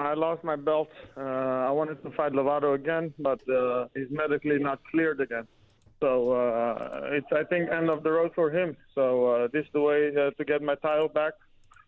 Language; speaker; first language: English; non-native, fluent; Dutch